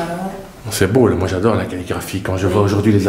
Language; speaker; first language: French; native; French